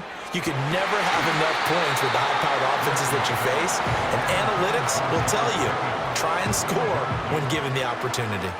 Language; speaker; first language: English; native; English